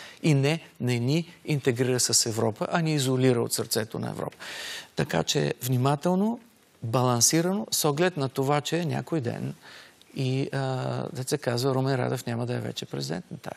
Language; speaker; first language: Bulgarian; native; Bulgarian